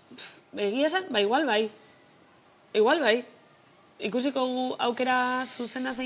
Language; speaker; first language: Basque; native; Basque